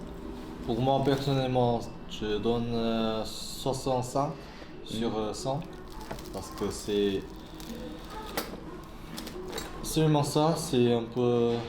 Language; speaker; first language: French; non-native, fluent; Korean